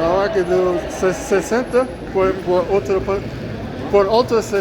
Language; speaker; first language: Spanish; non-native, learner; English